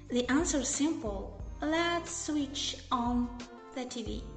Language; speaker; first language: English; non-native, fluent; Ukrainian